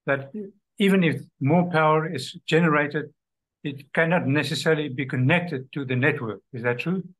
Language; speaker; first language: English; non-native, local second language; Afrikaans